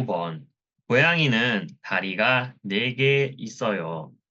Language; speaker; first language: Korean; non-native, learner; Thai